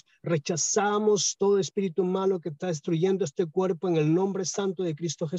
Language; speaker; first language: Spanish; native; Spanish